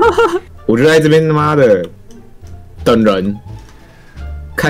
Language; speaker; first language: Chinese; native; Chinese